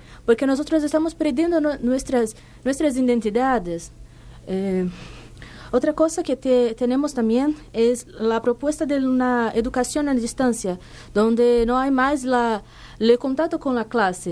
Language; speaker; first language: Spanish; non-native, fluent; Portuguese